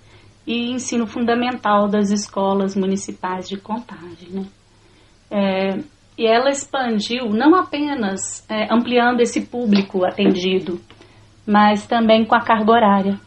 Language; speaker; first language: Portuguese; native; Portuguese